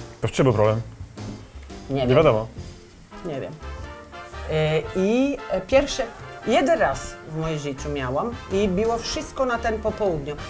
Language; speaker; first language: Polish; non-native, learner; Italian